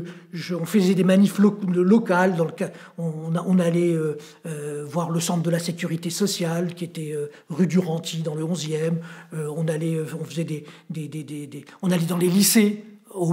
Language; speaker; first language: French; native; French